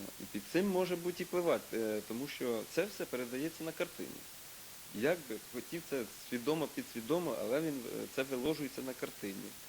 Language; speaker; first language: Ukrainian; native; Ukrainian